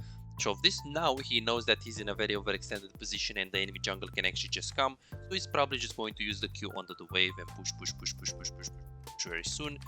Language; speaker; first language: English; non-native, fluent; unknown